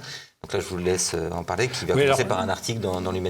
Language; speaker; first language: French; native; French